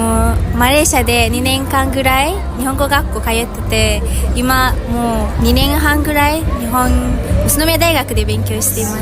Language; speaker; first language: Japanese; non-native, fluent; Malay